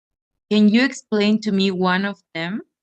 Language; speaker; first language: English; non-native, fluent; Spanish